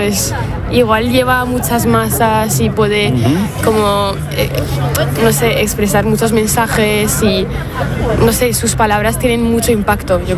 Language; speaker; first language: Spanish; non-native, fluent; French